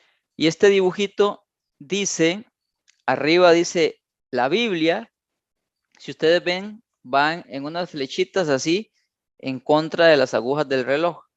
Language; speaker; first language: Spanish; native; Spanish